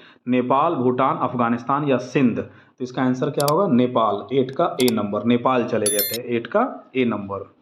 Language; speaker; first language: Hindi; native; Hindi